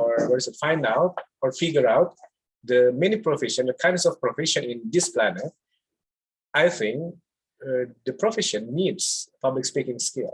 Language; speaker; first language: English; non-native, fluent; Indonesian